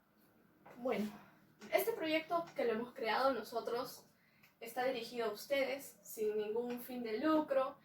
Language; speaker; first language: Spanish; native; Spanish